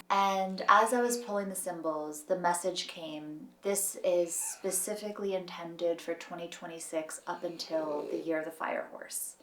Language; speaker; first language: English; native; English